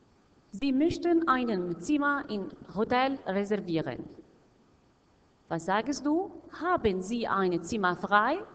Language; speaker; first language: German; non-native, fluent; Arabic